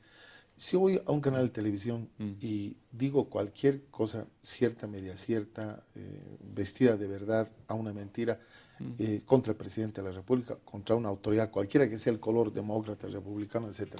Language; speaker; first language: Spanish; native; Spanish